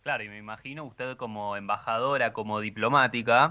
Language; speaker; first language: Spanish; native; Spanish